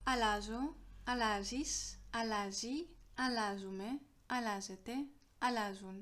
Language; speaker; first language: Greek; non-native, fluent; French